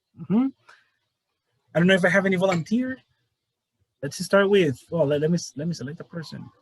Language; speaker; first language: English; non-native, fluent; Spanish